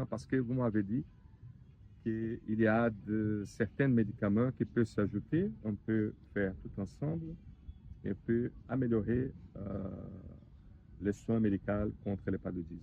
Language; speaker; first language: French; non-native, learner; Portuguese